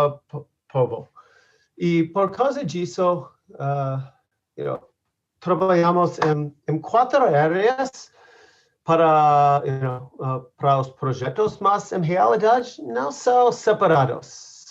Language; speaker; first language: Portuguese; non-native, learner; English